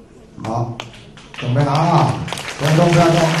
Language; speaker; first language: Chinese; native; Chinese